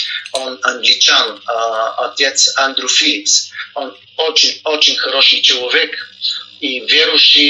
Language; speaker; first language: Russian; non-native, learner; Bulgarian